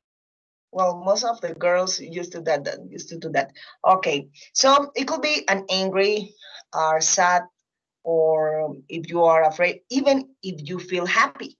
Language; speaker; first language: English; non-native, fluent; Spanish